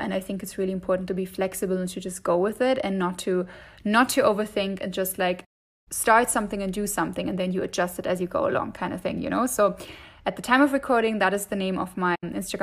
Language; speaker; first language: English; non-native, fluent; German